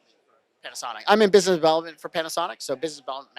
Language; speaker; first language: English; native; English